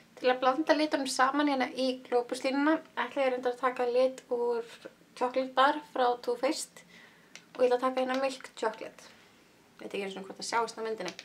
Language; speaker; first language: Icelandic; early bilingual, heritage; Icelandic